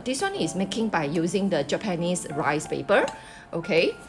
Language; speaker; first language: English; non-native, local second language; Chinese